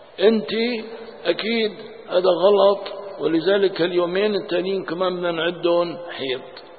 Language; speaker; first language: Arabic; non-native, local second language; Kurdish